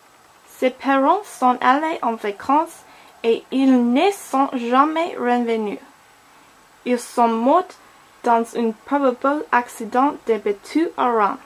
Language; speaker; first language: French; non-native, learner; English